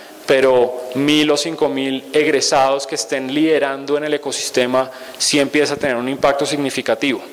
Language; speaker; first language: Spanish; native; Spanish